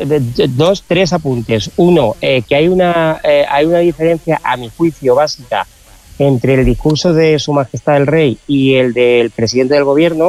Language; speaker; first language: Spanish; native; Spanish